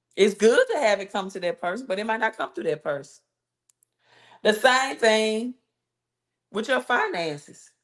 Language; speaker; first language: English; native; English